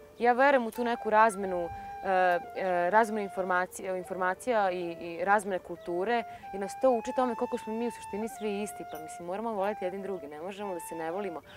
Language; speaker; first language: Serbian; early bilingual, heritage; Serbian